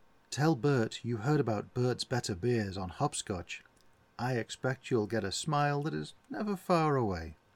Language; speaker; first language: English; native; English